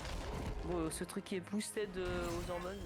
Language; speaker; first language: French; native; French